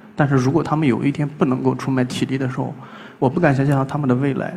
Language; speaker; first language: Chinese; native; Chinese